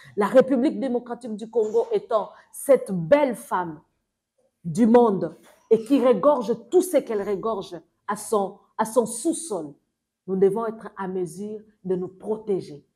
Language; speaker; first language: French; non-native, local second language; Swahili